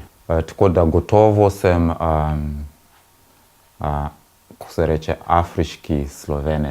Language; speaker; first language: Slovenian; non-native, fluent; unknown